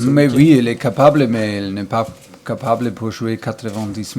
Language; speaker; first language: French; non-native, learner; German